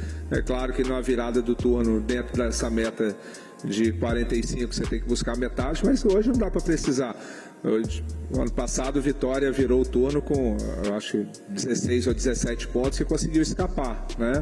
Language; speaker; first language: Portuguese; native; Portuguese